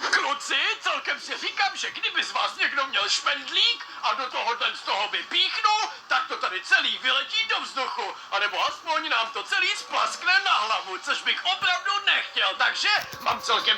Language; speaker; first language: Czech; native; Czech